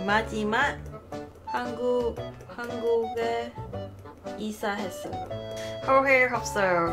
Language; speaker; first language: Korean; non-native, learner; Cantonese